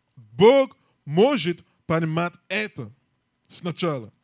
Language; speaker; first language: Russian; non-native, learner; English